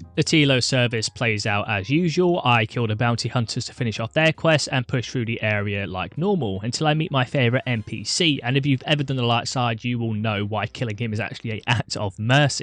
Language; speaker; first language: English; native; English